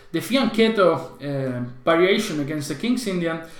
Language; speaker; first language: English; non-native, fluent; Spanish